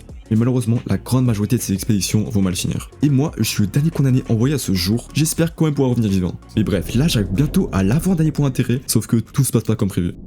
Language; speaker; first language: French; native; French